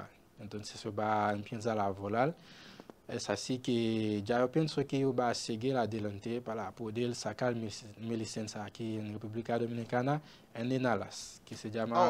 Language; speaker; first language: Spanish; non-native, learner; Haitian Creole